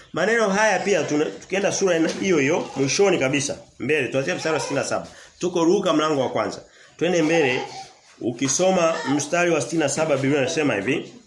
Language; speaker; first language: Swahili; native; Swahili